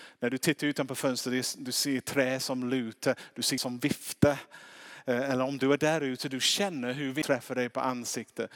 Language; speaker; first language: Swedish; non-native, fluent; English